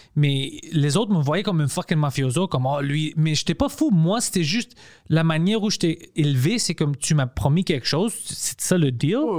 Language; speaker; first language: French; non-native, local second language; English